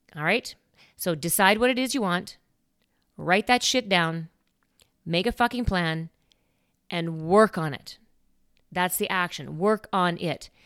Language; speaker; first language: English; native; English